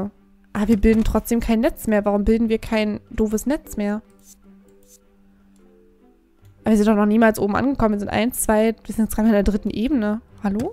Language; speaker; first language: German; native; German